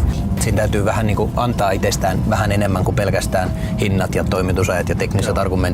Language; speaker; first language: Finnish; native; Finnish